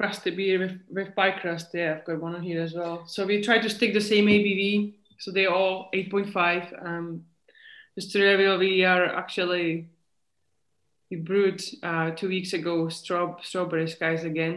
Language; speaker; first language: English; non-native, fluent; Czech